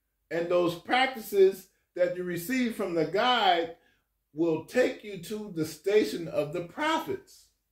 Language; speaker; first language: English; native; English